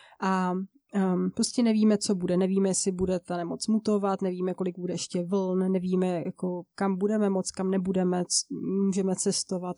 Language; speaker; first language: Czech; native; Czech